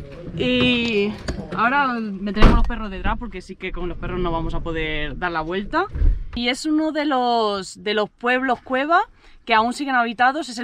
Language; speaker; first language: Spanish; native; Spanish